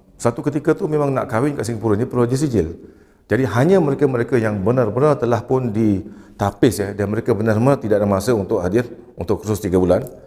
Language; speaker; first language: Malay; native; Malay